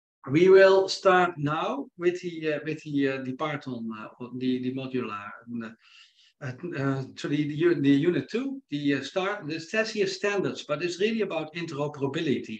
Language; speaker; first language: English; non-native, fluent; Dutch